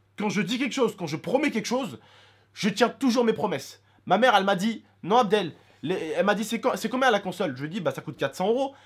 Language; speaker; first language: French; native; French